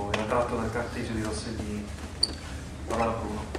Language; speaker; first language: Italian; native; Italian